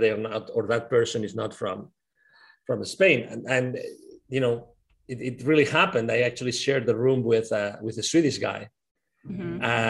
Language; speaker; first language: English; non-native, fluent; Spanish